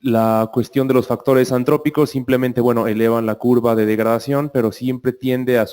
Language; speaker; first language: Spanish; native; Spanish